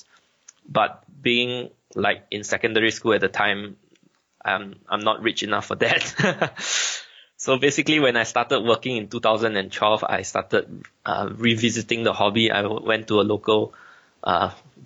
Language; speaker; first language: English; native; English